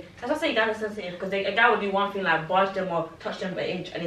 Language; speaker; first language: English; native; English